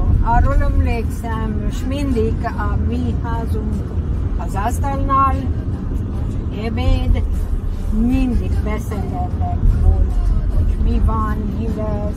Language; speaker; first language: Hungarian; early bilingual, heritage; Hungarian